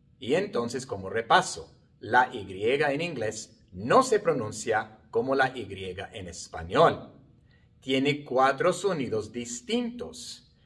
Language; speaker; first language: Spanish; non-native, fluent; English